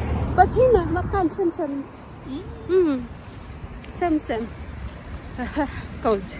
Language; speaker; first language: Arabic; non-native, learner; Filipino